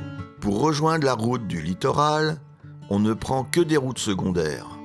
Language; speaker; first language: French; native; French